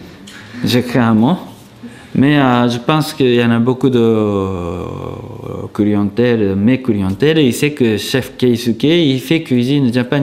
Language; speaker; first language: French; non-native, fluent; Japanese